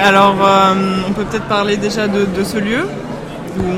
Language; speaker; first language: French; native; French